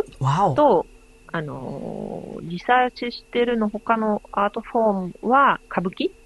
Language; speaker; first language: Japanese; non-native, fluent; French